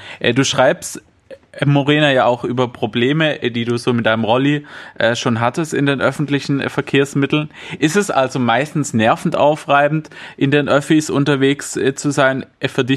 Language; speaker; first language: German; native; German